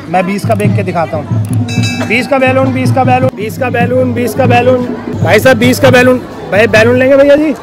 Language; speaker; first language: Hindi; native; Hindi